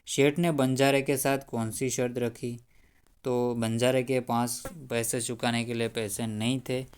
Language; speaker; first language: Hindi; non-native, local second language; Gujarati